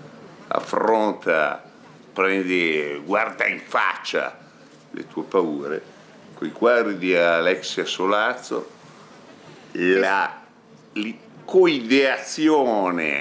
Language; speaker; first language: Italian; native; Italian